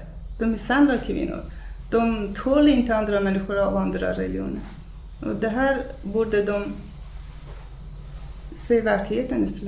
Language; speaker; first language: Swedish; non-native, fluent; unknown